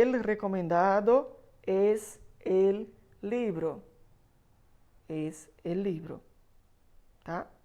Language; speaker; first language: Spanish; non-native, fluent; Portuguese